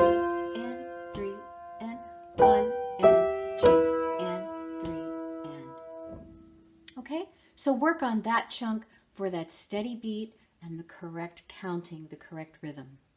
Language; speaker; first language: English; native; English